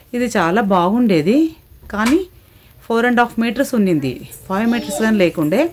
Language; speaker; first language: Telugu; non-native, local second language; Kannada